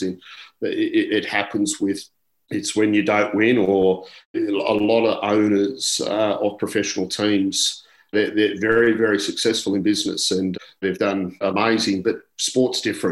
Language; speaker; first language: English; native; English